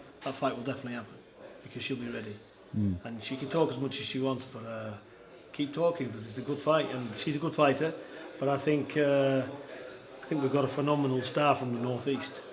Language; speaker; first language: English; native; English